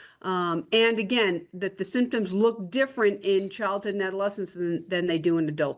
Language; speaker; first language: English; native; English